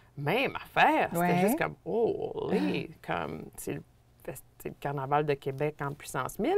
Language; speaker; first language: French; native; French